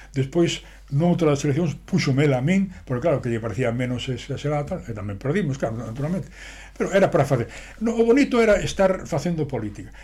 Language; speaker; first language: Galician; non-native, local second language; Spanish